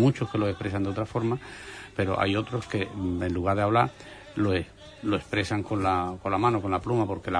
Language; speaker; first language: Spanish; native; Spanish